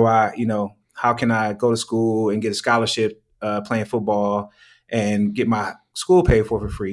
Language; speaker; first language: English; native; English